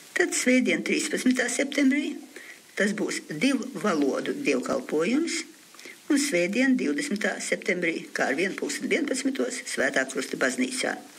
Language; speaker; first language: Latvian; early bilingual, heritage; Latvian